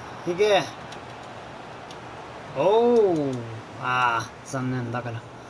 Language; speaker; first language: Japanese; non-native, learner; Italian